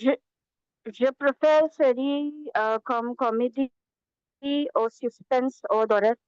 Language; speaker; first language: French; non-native, learner; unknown